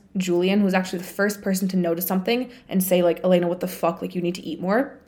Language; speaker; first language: English; non-native, fluent; Bulgarian